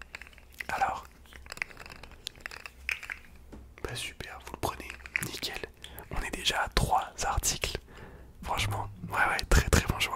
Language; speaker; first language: French; native; French